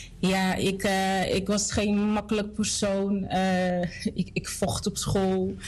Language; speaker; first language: Dutch; non-native, fluent; Portuguese